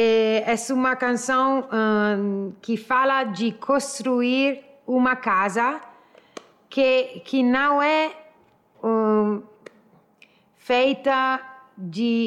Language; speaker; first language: Portuguese; non-native, learner; Italian